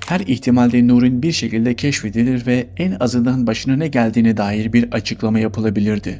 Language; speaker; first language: Turkish; native; Turkish